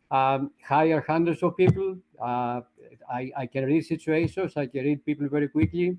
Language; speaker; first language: English; non-native, fluent; Greek